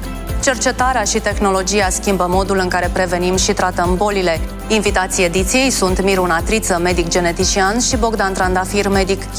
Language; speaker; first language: Romanian; native; Romanian